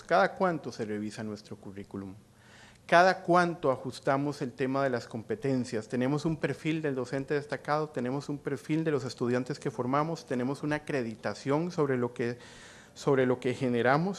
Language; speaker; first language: Spanish; native; Spanish